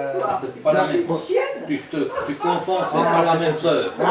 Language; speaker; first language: French; native; French